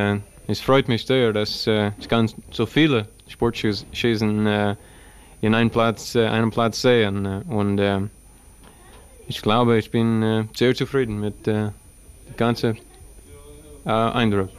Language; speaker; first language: German; non-native, learner; English